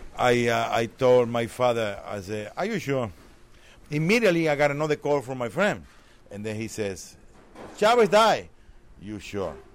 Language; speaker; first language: English; non-native, fluent; Spanish